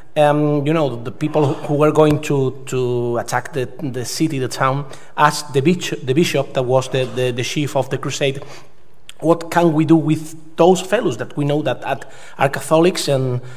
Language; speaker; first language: English; non-native, fluent; Spanish